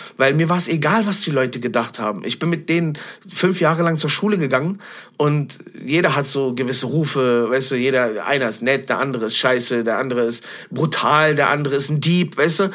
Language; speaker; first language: German; native; German